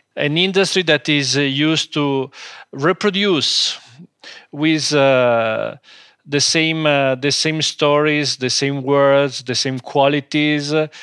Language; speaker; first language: English; non-native, fluent; Italian